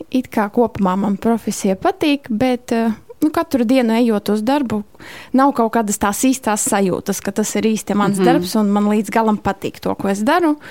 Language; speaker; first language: Latvian; non-native, local second language; Russian